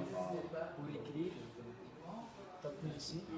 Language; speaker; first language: French; non-native, fluent; Dutch